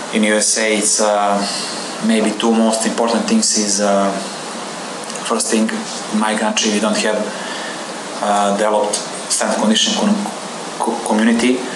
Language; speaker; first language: English; non-native, learner; Serbian